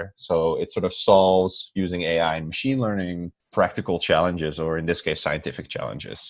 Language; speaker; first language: English; non-native, fluent; Dutch